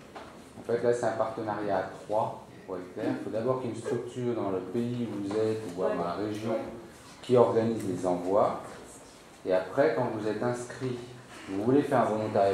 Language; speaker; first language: French; native; French